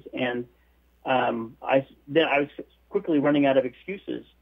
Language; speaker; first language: English; native; English